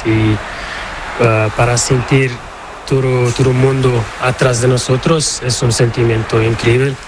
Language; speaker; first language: Spanish; non-native, learner; Portuguese